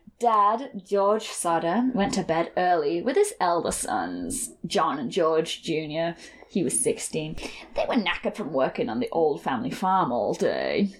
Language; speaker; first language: English; native; English